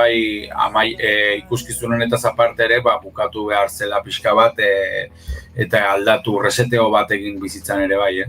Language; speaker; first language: Basque; native; Basque